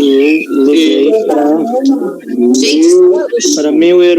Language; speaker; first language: Portuguese; non-native, learner; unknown